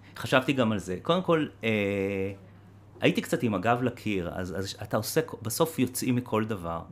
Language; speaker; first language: Hebrew; native; Hebrew